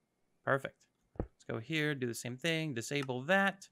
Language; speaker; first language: English; native; English